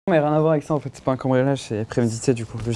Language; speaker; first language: French; native; French